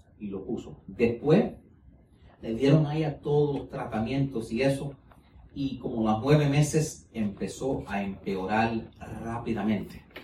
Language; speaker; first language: Spanish; early bilingual, heritage; Spanish